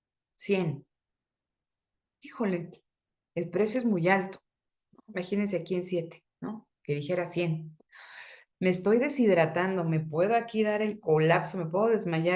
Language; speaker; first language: Spanish; native; Spanish